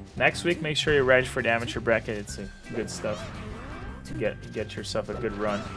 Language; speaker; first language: English; non-native, fluent; Portuguese